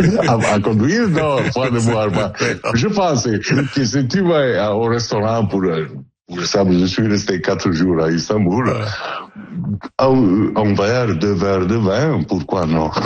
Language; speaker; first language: French; non-native, learner; Italian